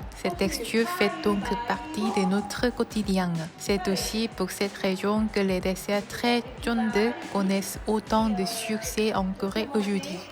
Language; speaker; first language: French; non-native, fluent; Korean